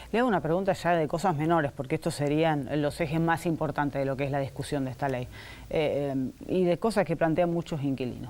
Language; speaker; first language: Spanish; native; Spanish